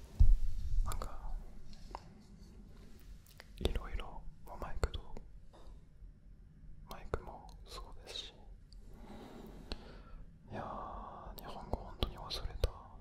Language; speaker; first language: Japanese; non-native, fluent; French